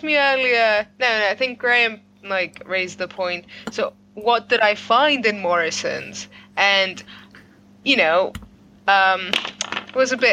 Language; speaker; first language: English; non-native, fluent; Greek